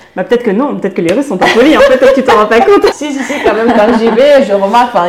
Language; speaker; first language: French; non-native, fluent; Russian